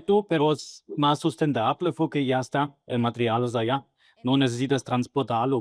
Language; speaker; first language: Spanish; non-native, fluent; German